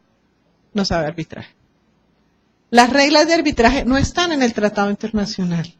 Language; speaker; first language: Spanish; native; Spanish